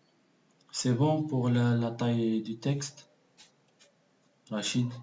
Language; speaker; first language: French; non-native, local second language; Arabic